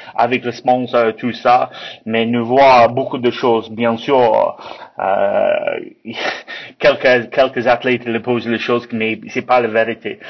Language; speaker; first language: French; non-native, learner; English